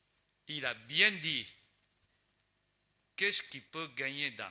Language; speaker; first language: French; non-native, learner; Chinese